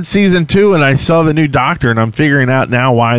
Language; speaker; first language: English; native; English